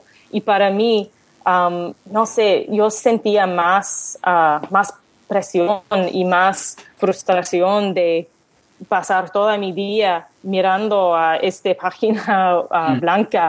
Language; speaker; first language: Spanish; non-native, learner; English